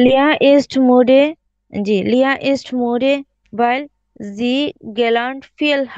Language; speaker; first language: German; non-native, learner; Bangla